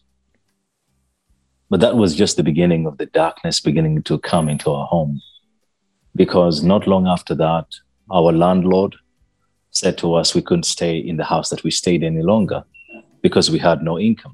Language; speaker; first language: English; non-native, local second language; Ganda